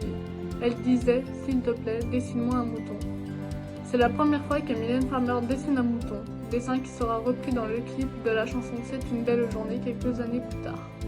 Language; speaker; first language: French; native; French